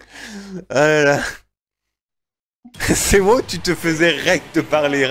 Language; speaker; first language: French; native; French